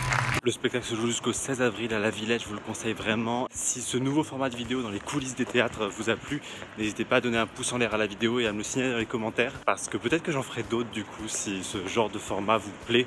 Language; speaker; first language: French; native; French